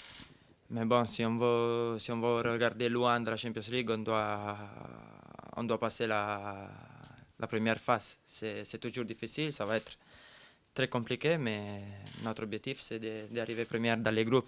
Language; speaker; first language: French; non-native, fluent; Italian